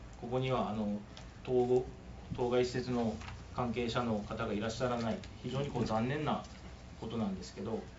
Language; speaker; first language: Japanese; native; Japanese